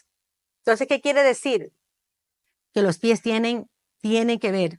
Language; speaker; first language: Spanish; native; Spanish